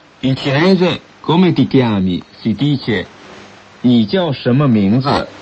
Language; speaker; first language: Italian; non-native, fluent; Chinese